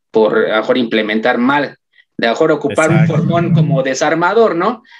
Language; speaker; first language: Spanish; native; Spanish